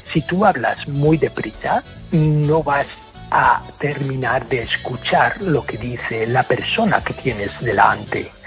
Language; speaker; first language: Spanish; non-native, fluent; English